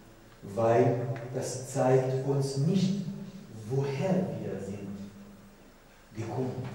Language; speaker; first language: German; non-native, fluent; Persian